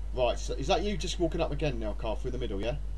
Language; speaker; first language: English; native; English